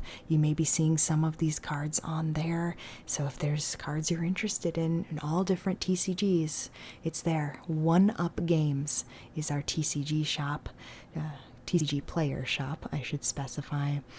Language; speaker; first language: English; native; English